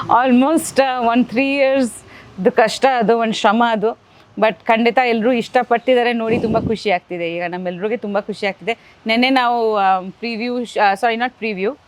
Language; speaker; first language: Kannada; non-native, fluent; Bangla